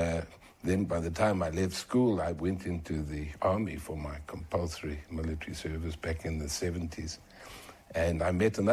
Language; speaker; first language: English; native; English